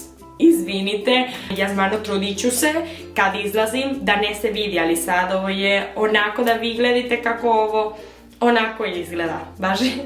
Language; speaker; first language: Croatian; early bilingual, heritage; Spanish